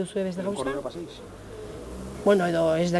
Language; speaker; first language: Basque; non-native, learner; Spanish